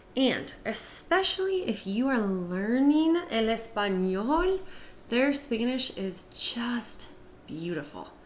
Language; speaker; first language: English; native; English